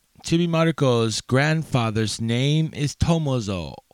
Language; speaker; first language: English; native; English